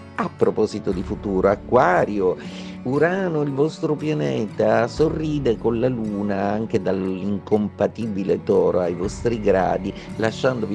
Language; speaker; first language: Italian; native; Italian